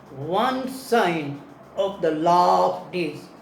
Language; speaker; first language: English; non-native, local second language; Tamil